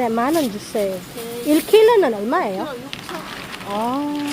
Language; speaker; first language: Korean; non-native, learner; Filipino